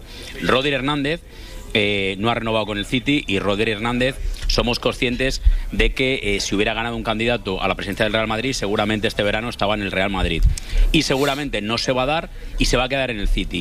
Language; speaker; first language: Spanish; native; Spanish